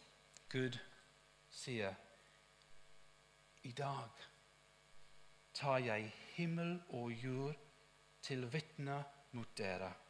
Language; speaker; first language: Norwegian; non-native, fluent; English